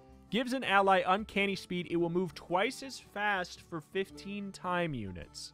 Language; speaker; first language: English; native; English